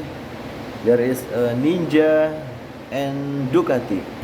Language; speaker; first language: English; non-native, learner; Indonesian